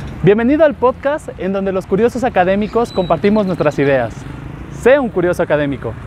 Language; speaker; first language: Spanish; native; Spanish